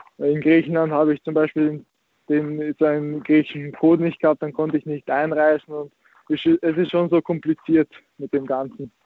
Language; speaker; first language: German; early bilingual, other home language; Croatian